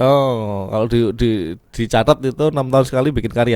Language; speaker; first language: Indonesian; native; Indonesian